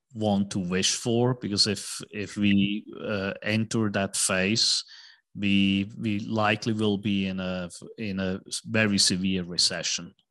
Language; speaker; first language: English; non-native, fluent; German